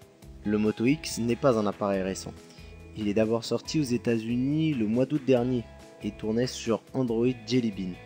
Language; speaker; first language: French; native; French